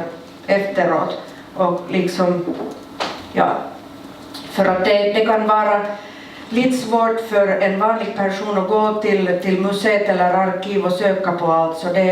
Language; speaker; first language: Swedish; non-native, local second language; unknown